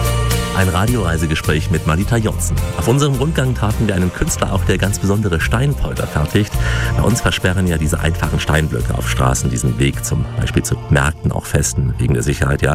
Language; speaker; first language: German; native; German